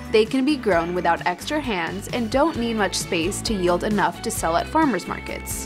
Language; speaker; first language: English; native; English